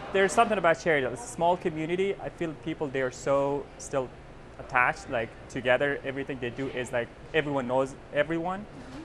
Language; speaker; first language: English; non-native, local second language; Persian